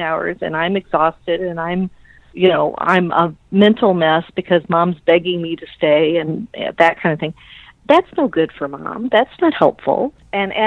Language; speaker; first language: English; native; English